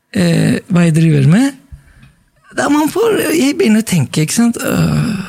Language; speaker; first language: Norwegian; non-native, fluent; Turkish